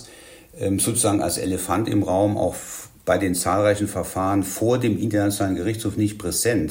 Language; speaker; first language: German; native; German